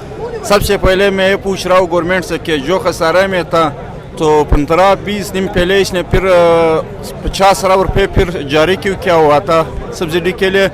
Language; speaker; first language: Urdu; non-native, local second language; Pashto